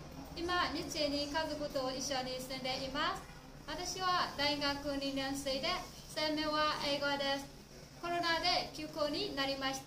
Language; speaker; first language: Japanese; non-native, learner; Vietnamese